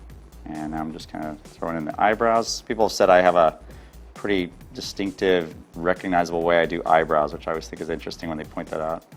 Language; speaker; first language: English; native; English